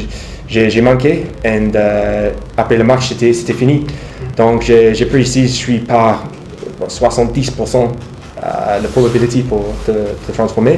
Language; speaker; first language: French; non-native, fluent; English